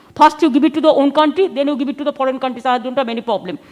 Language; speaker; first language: English; non-native, local second language; Bangla